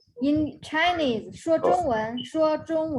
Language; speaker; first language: English; non-native, fluent; Chinese